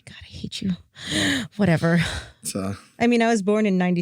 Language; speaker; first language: English; native; English